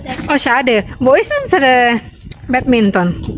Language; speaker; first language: German; non-native, learner; Indonesian